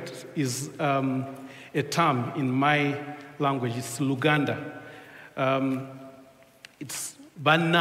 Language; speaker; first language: English; non-native, local second language; Ganda